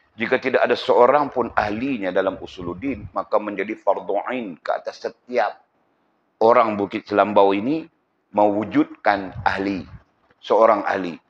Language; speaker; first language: Malay; native; Malay